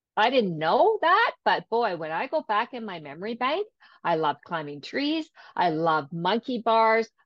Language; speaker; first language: English; native; English